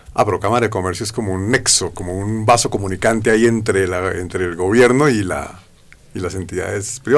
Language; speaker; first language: Spanish; native; Spanish